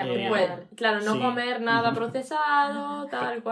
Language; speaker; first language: Spanish; native; Spanish